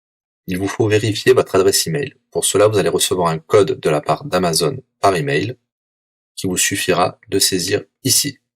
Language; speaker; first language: French; native; French